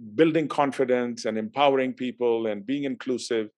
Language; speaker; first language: English; non-native, local second language; Urdu